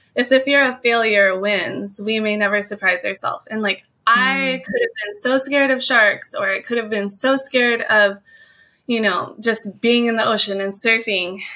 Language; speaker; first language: English; native; English